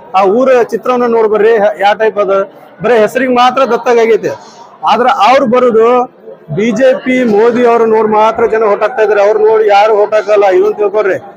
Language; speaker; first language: Kannada; non-native, local second language; Lambadi